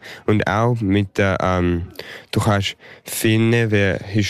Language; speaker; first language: German; early bilingual, heritage; English